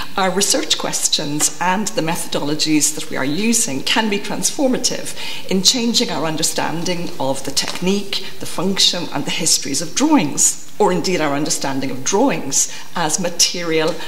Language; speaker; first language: English; native; English